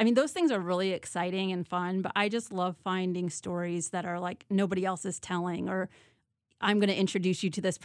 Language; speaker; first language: English; native; English